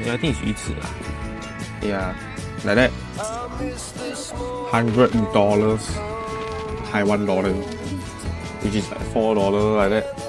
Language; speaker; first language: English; non-native, local second language; Chinese